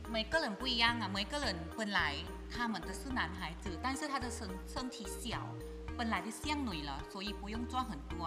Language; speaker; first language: Chinese; non-native, learner; Thai